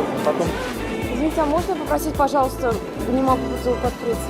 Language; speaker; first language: Russian; non-native, local second language; Tatar